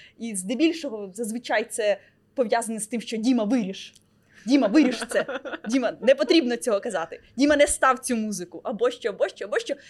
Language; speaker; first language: Ukrainian; native; Ukrainian